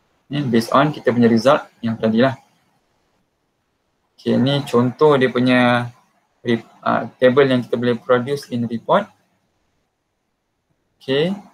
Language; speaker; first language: English; non-native, local second language; Malay